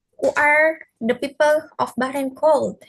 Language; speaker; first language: English; non-native, fluent; Indonesian